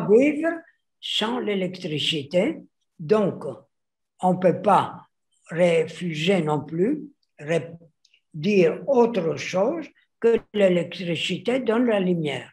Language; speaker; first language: French; non-native, fluent; Greek